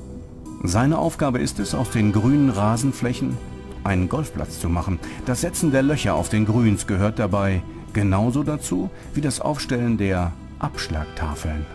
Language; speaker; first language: German; native; German